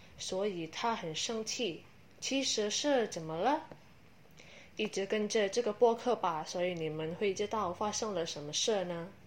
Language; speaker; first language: Chinese; non-native, learner; Indonesian